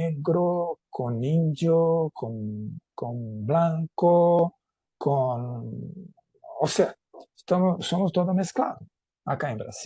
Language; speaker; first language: Spanish; non-native, fluent; Portuguese